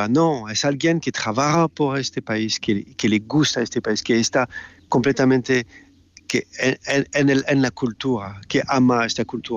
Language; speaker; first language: Spanish; non-native, learner; French